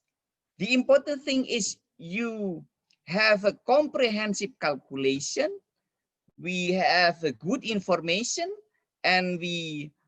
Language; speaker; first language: English; non-native, fluent; Indonesian